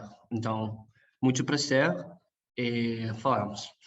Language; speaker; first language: Portuguese; non-native, learner; Spanish